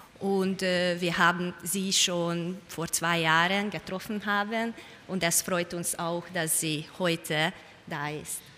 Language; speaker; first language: German; non-native, learner; Hungarian